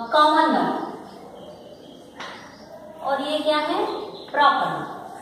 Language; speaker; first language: Hindi; non-native, local second language; Telugu